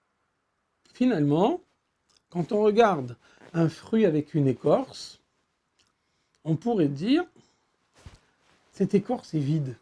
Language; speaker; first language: French; native; French